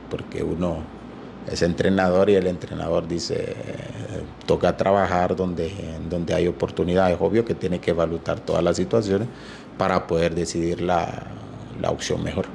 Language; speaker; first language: Spanish; native; Spanish